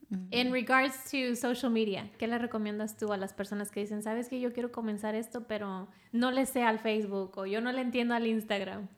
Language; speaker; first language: Spanish; early bilingual, heritage; Spanish